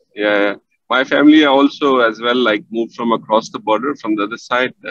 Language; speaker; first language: English; non-native, local second language; Punjabi